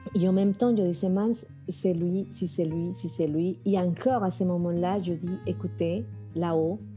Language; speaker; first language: French; non-native, fluent; Spanish